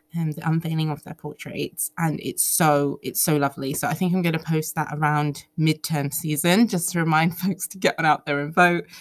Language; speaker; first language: English; native; English